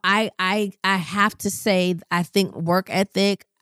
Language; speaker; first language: English; native; English